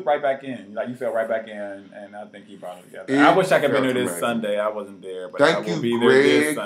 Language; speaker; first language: English; native; English